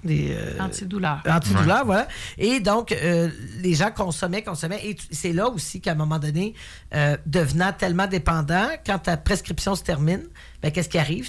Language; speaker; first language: French; native; French